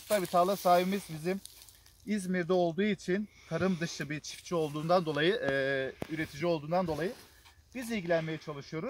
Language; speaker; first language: Turkish; native; Turkish